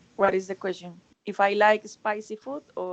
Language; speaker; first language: English; non-native, learner; Spanish